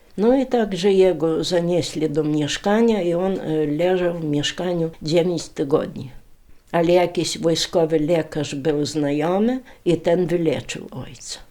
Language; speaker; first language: Polish; native; Polish